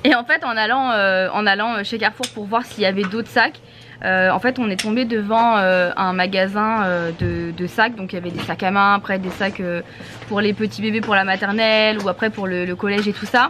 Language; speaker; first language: French; native; French